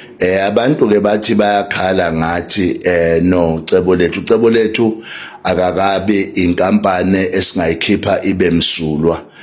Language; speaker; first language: Zulu; native; Zulu